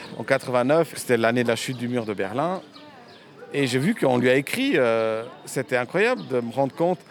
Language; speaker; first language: French; early bilingual, other home language; Romanian